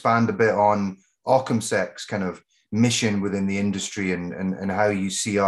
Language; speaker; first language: English; native; English